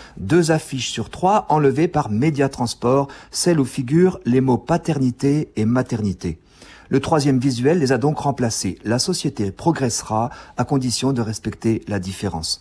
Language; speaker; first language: French; native; French